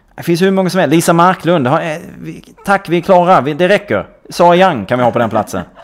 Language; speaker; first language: Swedish; native; Swedish